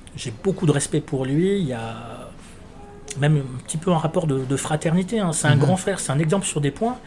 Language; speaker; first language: French; native; French